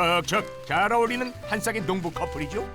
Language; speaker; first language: Korean; native; Korean